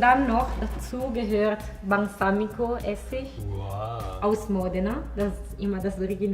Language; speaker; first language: German; non-native, fluent; Italian